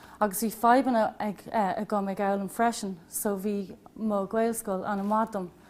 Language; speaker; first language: Irish; non-native, local second language; English